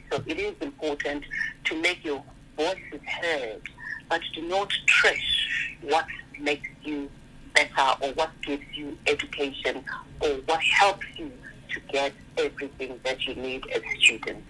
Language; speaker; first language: English; non-native, local second language; Zulu